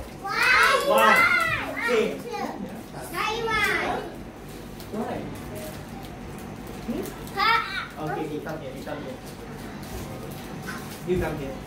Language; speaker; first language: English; non-native, local second language; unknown